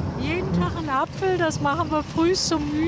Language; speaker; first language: German; native; German